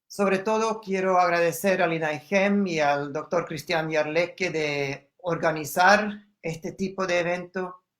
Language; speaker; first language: Spanish; non-native, fluent; German